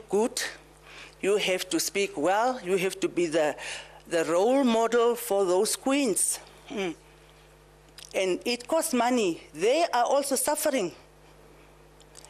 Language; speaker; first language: English; non-native, local second language; Dutch